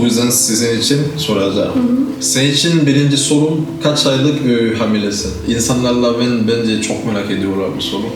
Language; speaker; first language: Turkish; non-native, learner; Haitian Creole